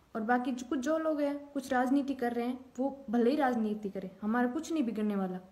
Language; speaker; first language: Hindi; native; Hindi